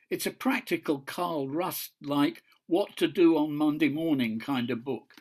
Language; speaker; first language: English; native; English